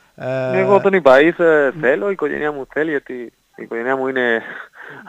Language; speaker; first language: Greek; non-native, learner; Spanish